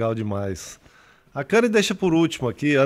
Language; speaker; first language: Portuguese; native; Portuguese